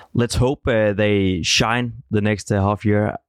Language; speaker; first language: English; non-native, fluent; Danish